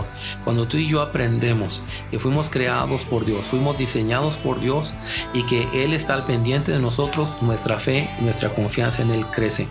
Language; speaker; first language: Spanish; native; Spanish